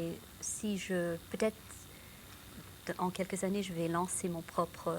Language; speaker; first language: French; non-native, local second language; English